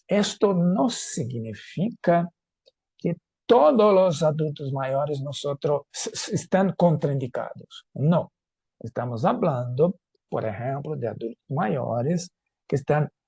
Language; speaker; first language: Spanish; non-native, fluent; Portuguese